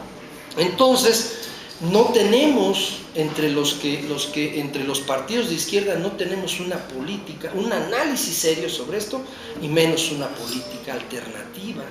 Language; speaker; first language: Spanish; native; Spanish